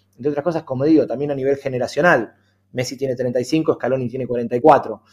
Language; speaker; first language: Spanish; native; Spanish